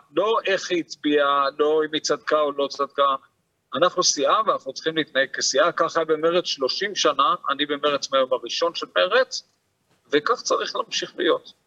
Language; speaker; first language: Hebrew; native; Hebrew